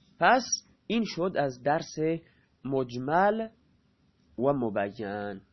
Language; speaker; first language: Persian; non-native, local second language; Baluchi